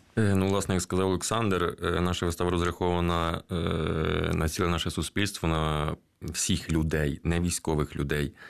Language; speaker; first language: Ukrainian; native; Ukrainian